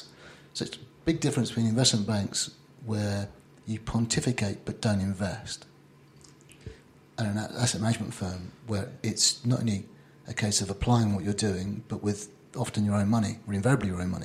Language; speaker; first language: English; native; English